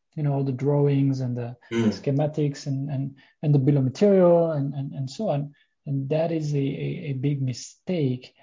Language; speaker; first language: English; non-native, fluent; French